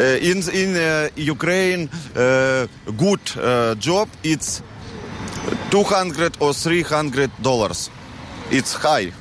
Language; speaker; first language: English; non-native, learner; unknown